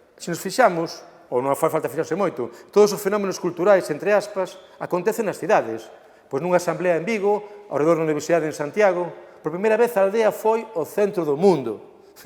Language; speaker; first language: Galician; native; Galician